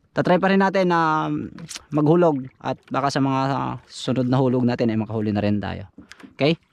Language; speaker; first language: Filipino; non-native, local second language; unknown